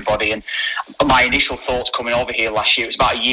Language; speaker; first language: English; native; English